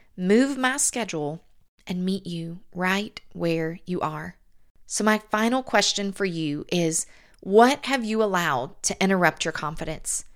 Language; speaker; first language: English; native; English